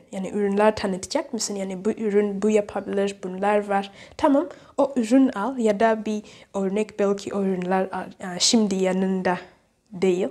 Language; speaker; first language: Turkish; non-native, learner; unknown